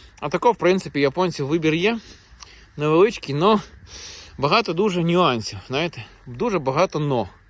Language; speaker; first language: Ukrainian; native; Ukrainian